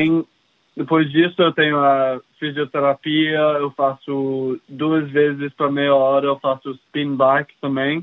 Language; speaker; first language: Portuguese; early bilingual, heritage; English